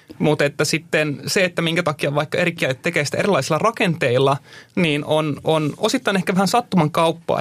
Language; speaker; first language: Finnish; native; Finnish